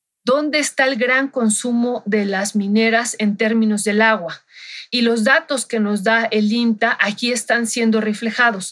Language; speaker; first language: Spanish; native; Spanish